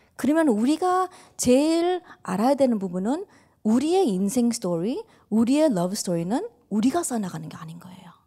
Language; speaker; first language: Korean; early bilingual, heritage; Korean